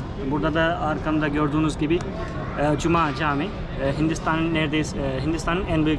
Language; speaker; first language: Turkish; non-native, fluent; Urdu